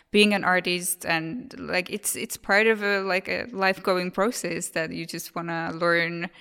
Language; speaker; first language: English; non-native, fluent; Finnish